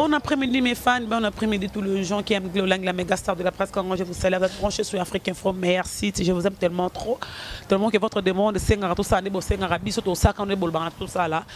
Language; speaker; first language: French; non-native, local second language; Lingala